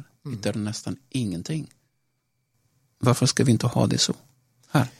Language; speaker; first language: Swedish; non-native, fluent; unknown